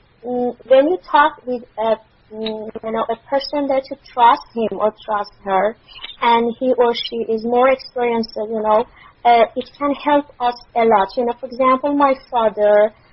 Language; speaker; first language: English; non-native, learner; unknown